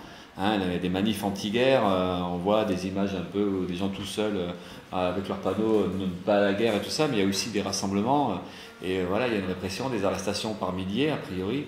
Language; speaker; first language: French; native; French